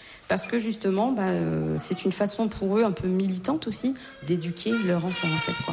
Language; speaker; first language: French; native; French